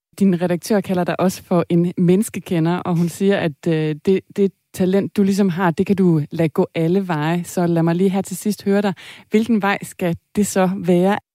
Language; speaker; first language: Danish; native; Danish